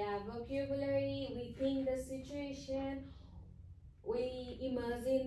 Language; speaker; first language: English; non-native, fluent; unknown